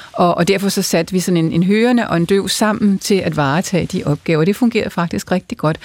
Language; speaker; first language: Danish; early bilingual, other home language; German